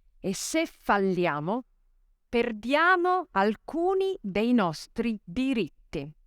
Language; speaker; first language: Italian; native; Italian